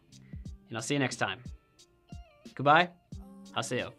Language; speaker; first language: English; native; English